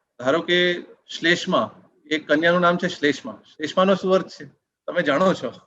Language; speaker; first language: Gujarati; non-native, local second language; Hindi